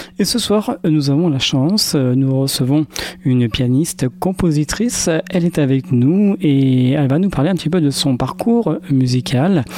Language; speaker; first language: French; native; French